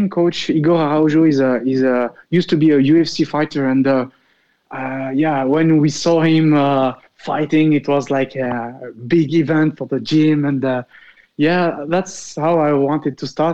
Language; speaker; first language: English; non-native, fluent; Arabic